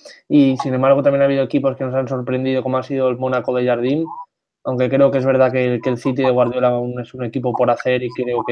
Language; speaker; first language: Spanish; native; Spanish